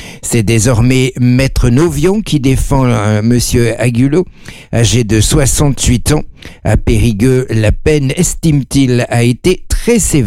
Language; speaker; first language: French; native; French